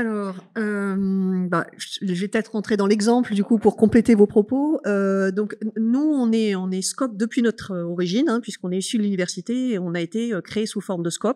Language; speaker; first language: French; native; French